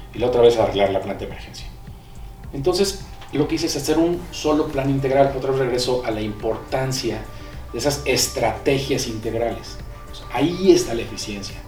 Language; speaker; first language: Spanish; native; Spanish